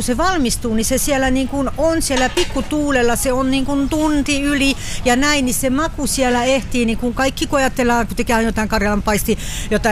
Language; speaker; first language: Finnish; non-native, fluent; French